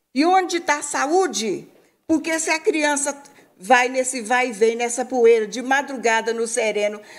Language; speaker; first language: Portuguese; native; Portuguese